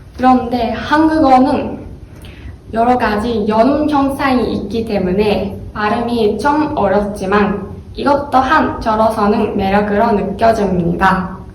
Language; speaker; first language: Korean; non-native, learner; Japanese